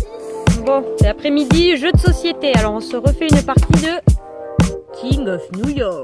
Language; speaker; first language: French; native; French